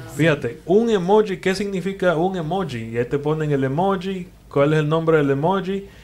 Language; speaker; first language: Spanish; native; Spanish